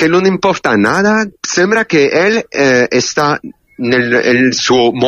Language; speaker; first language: Spanish; non-native, learner; French